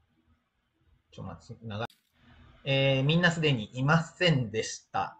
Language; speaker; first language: Japanese; native; Japanese